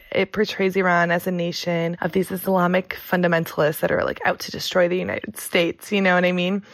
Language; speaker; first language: English; native; English